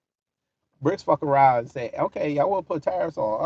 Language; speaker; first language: English; native; English